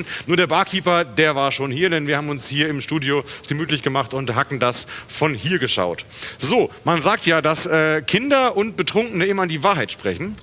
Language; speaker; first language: German; native; German